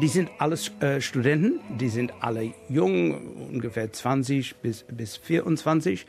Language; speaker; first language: German; non-native, fluent; English